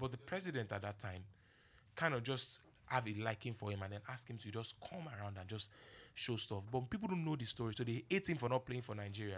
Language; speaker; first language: English; non-native, local second language; Yoruba